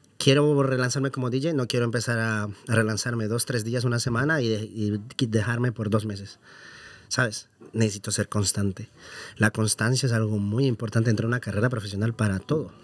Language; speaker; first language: Spanish; native; Spanish